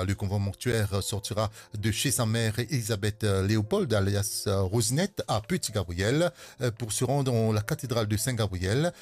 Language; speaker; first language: French; non-native, local second language; Morisyen